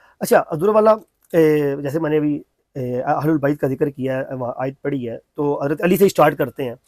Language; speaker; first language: Urdu; non-native, local second language; Punjabi